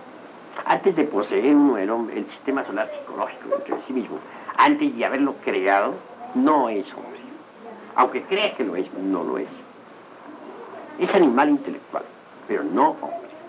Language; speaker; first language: Spanish; native; Spanish